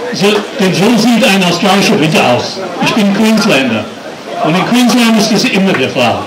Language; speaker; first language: German; non-native, fluent; English